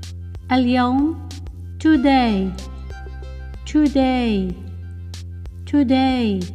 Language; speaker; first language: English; non-native, fluent; Arabic